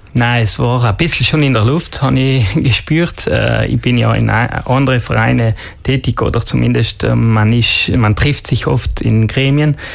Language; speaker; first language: German; non-native, local second language; Ladin